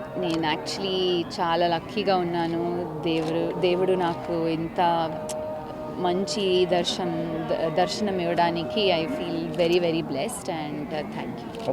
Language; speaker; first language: Telugu; non-native, local second language; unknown